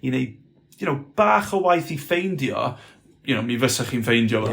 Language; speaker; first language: Welsh; non-native, local second language; English